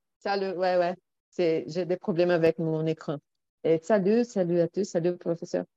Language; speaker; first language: French; non-native, learner; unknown